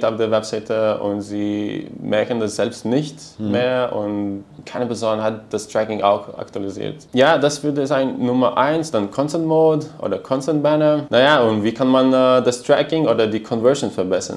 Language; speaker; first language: German; non-native, learner; Lithuanian